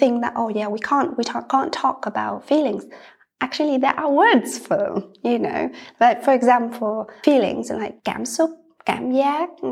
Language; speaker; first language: English; non-native, fluent; Vietnamese